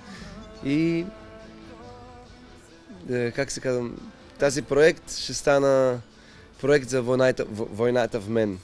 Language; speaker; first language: Bulgarian; non-native, learner; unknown